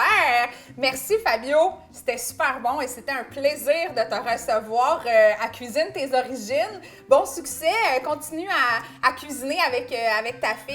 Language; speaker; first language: French; native; French